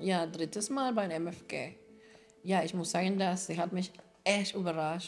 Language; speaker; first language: German; non-native, fluent; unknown